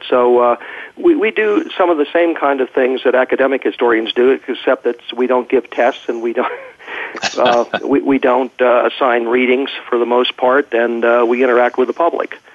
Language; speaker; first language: English; native; English